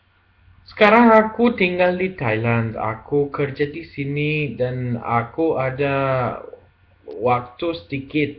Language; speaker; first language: Indonesian; non-native, learner; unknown